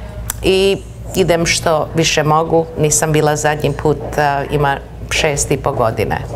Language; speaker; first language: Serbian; early bilingual, heritage; Serbian